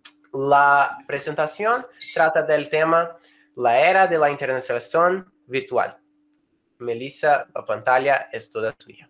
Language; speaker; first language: Spanish; non-native, fluent; Portuguese